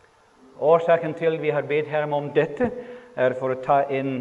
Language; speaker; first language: Norwegian; non-native, fluent; English